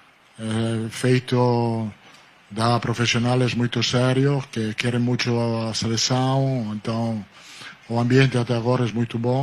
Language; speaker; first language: Portuguese; non-native, learner; Italian